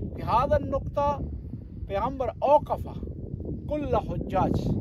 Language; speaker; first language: Arabic; non-native, learner; Persian